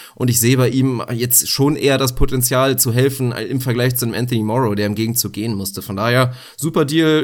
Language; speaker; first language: German; native; German